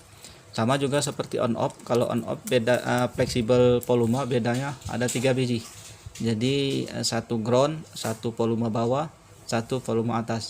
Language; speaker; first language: Indonesian; native; Indonesian